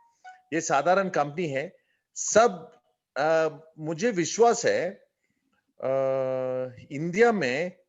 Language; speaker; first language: Hindi; non-native, learner; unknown